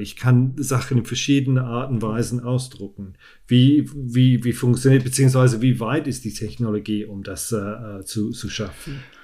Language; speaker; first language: German; non-native, fluent; English